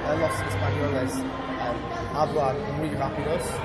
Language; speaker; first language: Spanish; non-native, learner; English